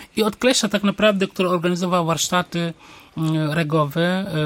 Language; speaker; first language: Polish; non-native, fluent; Wolof